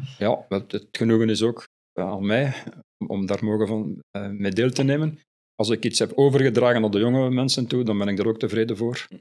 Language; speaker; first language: Dutch; native; Dutch